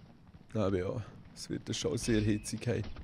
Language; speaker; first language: German; native; German